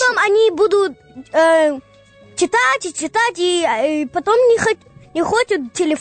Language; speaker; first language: Russian; early bilingual, heritage; Russian